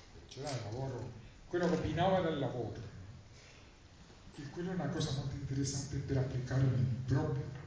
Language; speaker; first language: Italian; non-native, fluent; Spanish